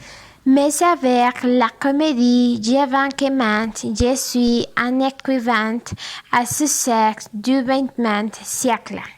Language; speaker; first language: French; non-native, learner; Spanish